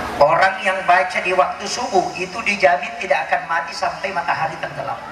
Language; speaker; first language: Indonesian; non-native, local second language; Buginese